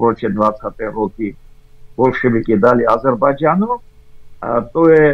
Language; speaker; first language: Slovak; non-native, fluent; Armenian